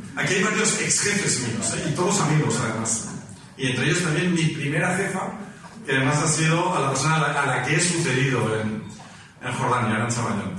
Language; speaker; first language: Spanish; native; Spanish